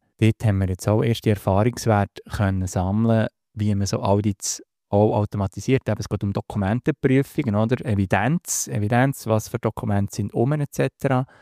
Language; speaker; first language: German; native; German